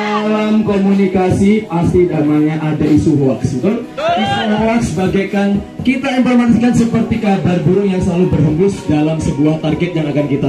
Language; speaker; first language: Indonesian; non-native, local second language; Javanese